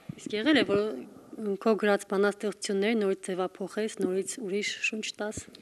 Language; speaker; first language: Armenian; native; Armenian